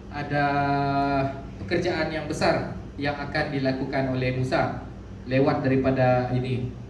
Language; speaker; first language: Malay; non-native, local second language; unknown